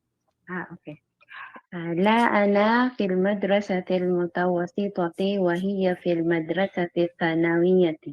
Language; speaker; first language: Arabic; non-native, learner; Filipino